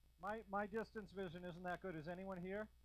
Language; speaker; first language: English; native; English